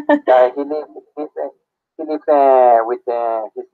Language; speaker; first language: English; non-native, learner; Spanish